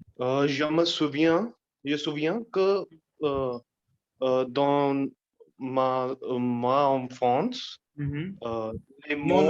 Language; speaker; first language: French; non-native, learner; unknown